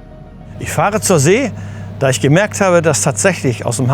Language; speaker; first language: German; native; German